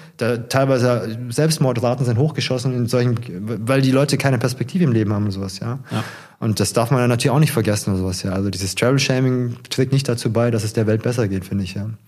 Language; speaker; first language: German; early bilingual, other home language; Korean